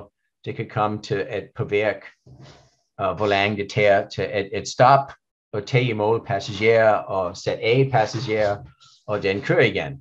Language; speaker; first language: Danish; non-native, learner; English